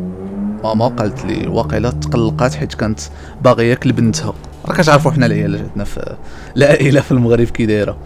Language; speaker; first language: Arabic; native; Arabic